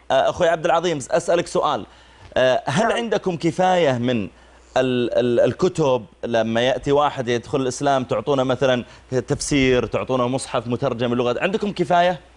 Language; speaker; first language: Arabic; native; Arabic